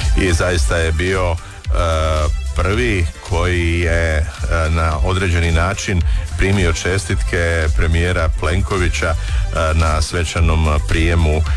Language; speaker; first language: Croatian; native; Croatian